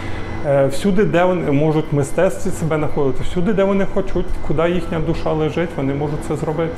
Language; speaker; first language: Ukrainian; native; Ukrainian